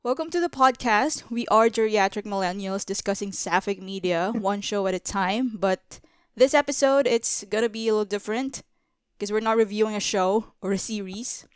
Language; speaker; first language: English; non-native, local second language; Filipino